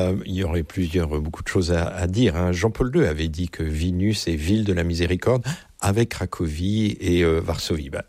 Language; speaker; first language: French; native; French